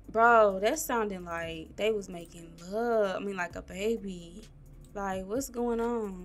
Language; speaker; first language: English; native; English